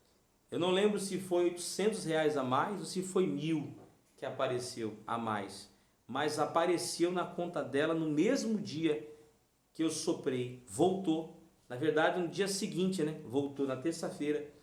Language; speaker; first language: Portuguese; native; Portuguese